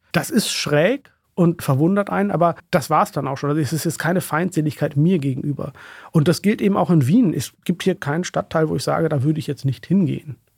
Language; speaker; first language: German; early bilingual, other home language; Urdu